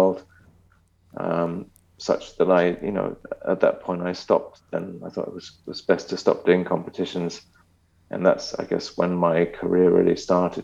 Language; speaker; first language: English; native; English